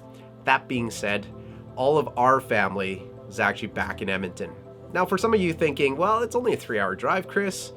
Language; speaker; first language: English; native; English